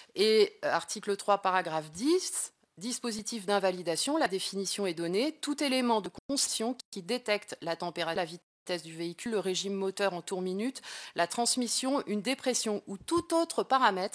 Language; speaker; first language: French; native; French